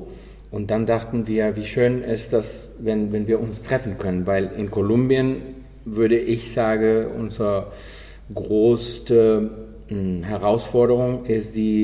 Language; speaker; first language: German; non-native, fluent; Spanish